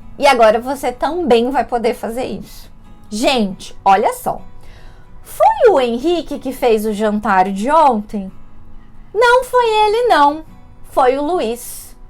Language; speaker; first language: Portuguese; native; Portuguese